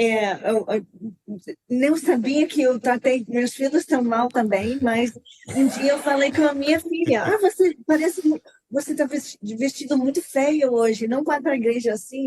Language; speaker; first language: Portuguese; non-native, learner; English